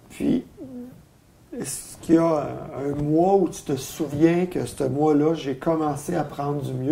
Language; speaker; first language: French; native; French